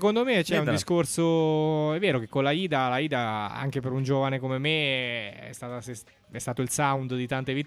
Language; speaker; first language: Italian; native; Italian